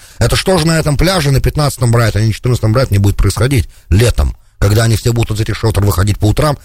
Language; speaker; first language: Russian; native; Russian